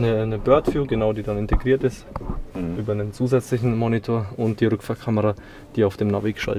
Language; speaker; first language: German; native; German